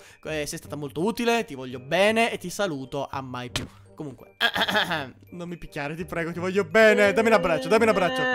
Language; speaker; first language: Italian; native; Italian